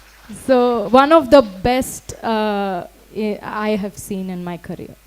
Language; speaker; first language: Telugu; non-native, fluent; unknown